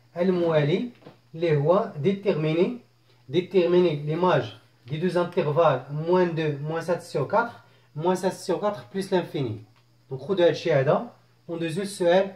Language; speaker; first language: French; non-native, local second language; Arabic